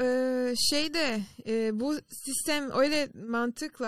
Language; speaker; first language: Turkish; non-native, fluent; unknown